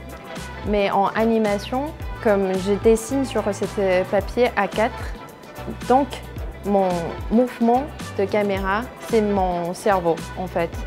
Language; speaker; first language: French; non-native, fluent; Chinese